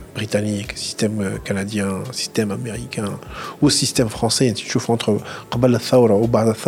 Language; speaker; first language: French; non-native, local second language; Arabic